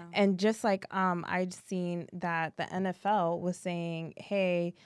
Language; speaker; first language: English; early bilingual, other home language; French